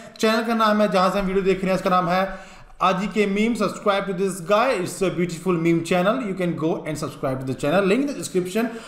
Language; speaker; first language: Hindi; native; Hindi